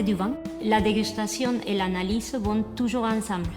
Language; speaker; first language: French; non-native, fluent; Spanish